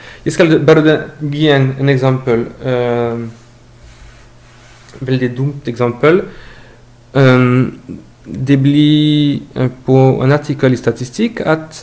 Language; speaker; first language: Norwegian; non-native, fluent; French